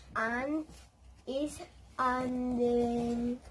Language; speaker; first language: English; non-native, learner; Spanish